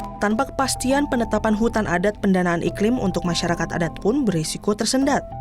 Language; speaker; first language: Indonesian; native; Indonesian